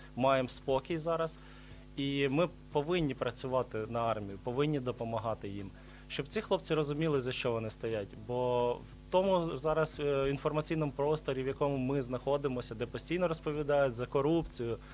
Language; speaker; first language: Ukrainian; native; Ukrainian